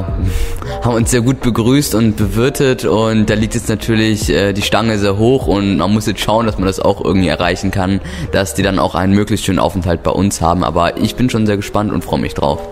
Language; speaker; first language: German; native; German